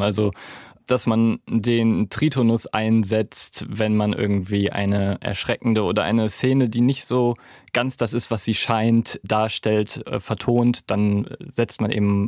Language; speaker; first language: German; native; German